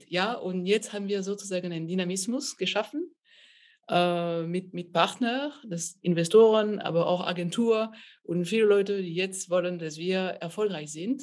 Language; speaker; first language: German; non-native, fluent; French